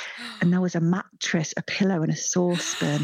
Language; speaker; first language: English; native; English